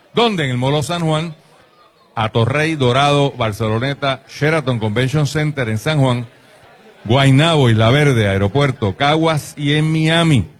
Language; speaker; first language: Spanish; native; Spanish